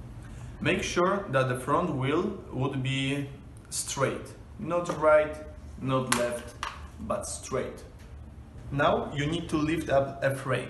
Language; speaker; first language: English; non-native, fluent; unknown